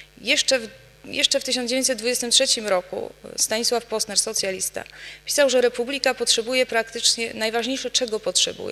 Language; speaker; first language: Polish; native; Polish